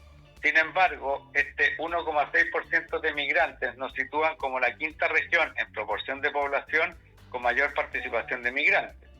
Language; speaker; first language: Spanish; native; Spanish